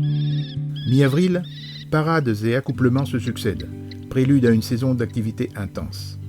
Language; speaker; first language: French; native; French